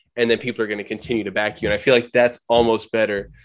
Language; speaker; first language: English; native; English